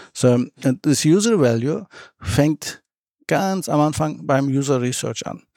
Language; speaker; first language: German; early bilingual, other home language; Turkish